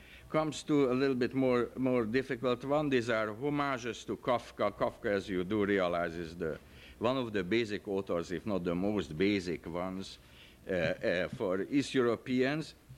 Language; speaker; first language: English; non-native, fluent; Hungarian